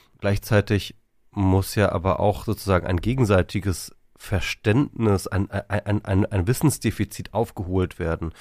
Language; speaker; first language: German; native; German